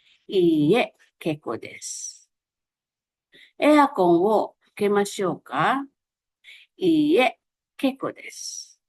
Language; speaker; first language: Japanese; non-native, fluent; Filipino